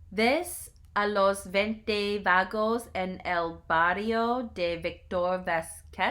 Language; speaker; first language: Spanish; non-native, learner; English